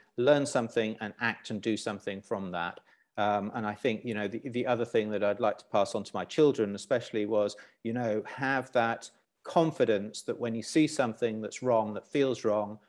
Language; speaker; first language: English; native; English